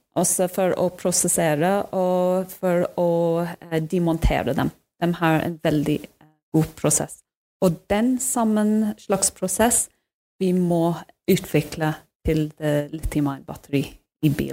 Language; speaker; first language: Norwegian; non-native, fluent; English